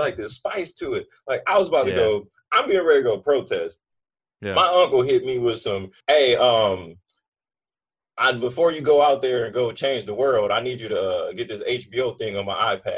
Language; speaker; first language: English; native; English